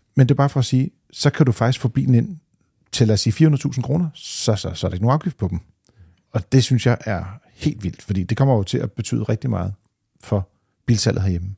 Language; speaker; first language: Danish; native; Danish